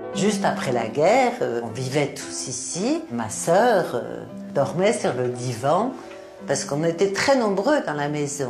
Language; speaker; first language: French; native; French